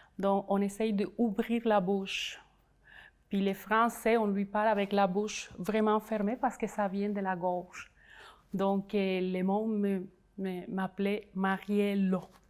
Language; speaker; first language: French; non-native, fluent; Spanish